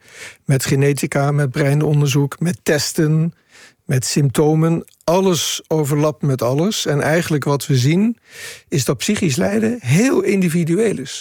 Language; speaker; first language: Dutch; native; Dutch